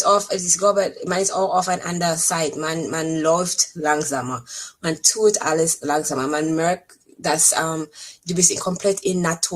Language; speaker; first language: German; non-native, fluent; English